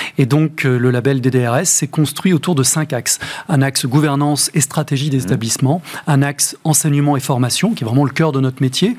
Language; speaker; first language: French; native; French